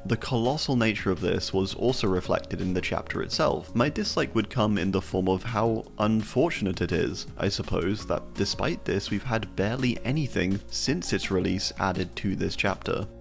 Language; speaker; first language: English; native; English